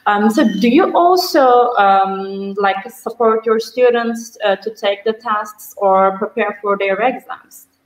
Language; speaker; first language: English; non-native, fluent; Turkish